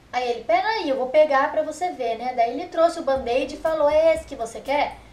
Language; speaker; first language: Portuguese; native; Portuguese